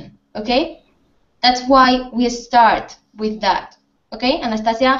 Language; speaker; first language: English; non-native, fluent; Spanish